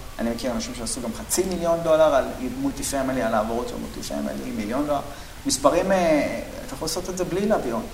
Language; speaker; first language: Hebrew; native; Hebrew